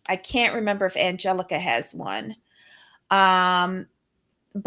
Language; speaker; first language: English; native; English